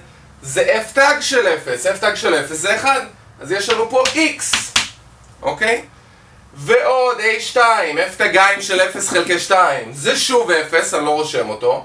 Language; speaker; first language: Hebrew; native; Hebrew